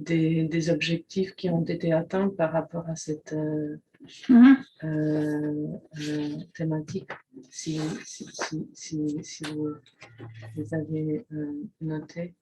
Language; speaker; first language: French; non-native, fluent; Polish